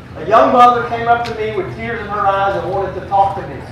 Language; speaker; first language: English; native; English